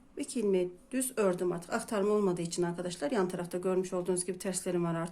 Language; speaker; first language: Turkish; native; Turkish